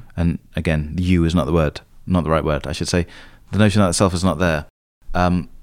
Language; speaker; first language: English; native; English